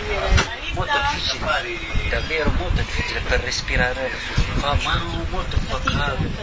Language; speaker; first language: Italian; non-native, learner; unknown